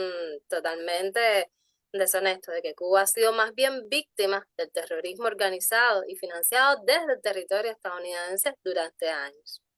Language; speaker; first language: Spanish; native; Spanish